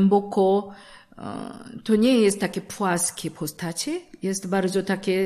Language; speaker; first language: Polish; non-native, learner; Korean